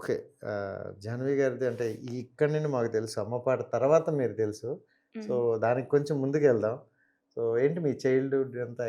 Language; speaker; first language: Telugu; native; Telugu